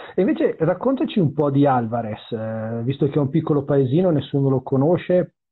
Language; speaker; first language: Italian; native; Italian